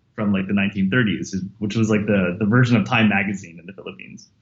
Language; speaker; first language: English; native; English